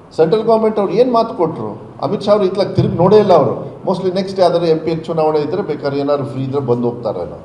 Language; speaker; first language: Kannada; native; Kannada